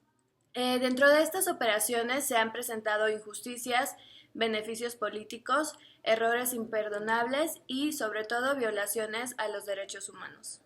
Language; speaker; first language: Spanish; native; Spanish